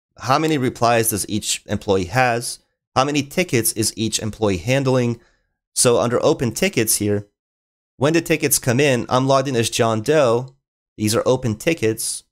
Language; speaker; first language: English; native; English